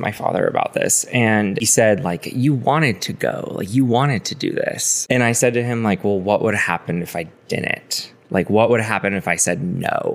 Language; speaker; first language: English; native; English